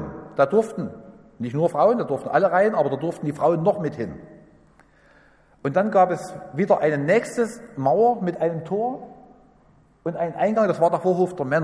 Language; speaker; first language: German; native; German